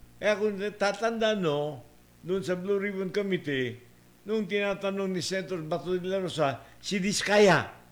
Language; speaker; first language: Filipino; non-native, local second language; Cebuano